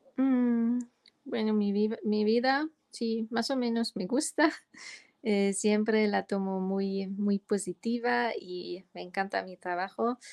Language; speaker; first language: Spanish; non-native, fluent; German